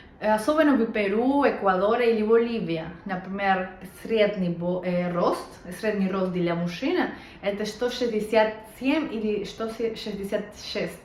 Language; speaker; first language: Russian; non-native, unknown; Spanish